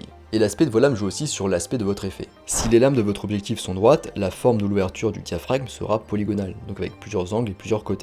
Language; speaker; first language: French; native; French